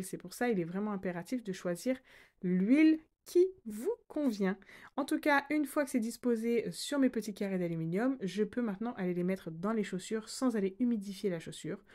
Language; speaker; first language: French; native; French